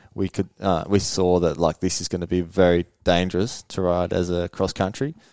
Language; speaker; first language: English; early bilingual, other home language; Swedish